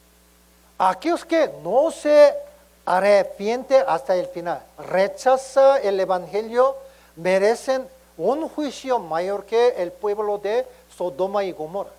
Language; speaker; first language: Spanish; non-native, learner; Korean